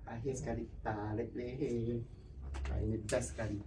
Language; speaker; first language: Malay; non-native, local second language; Cantonese